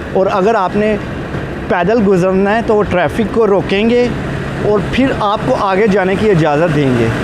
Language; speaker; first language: Urdu; native; Urdu